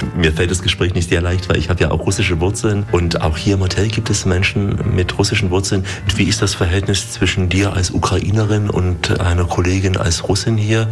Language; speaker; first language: German; native; German